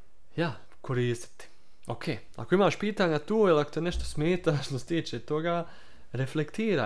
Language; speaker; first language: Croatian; early bilingual, heritage; Croatian